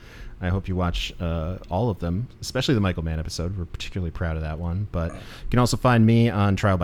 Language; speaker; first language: English; native; English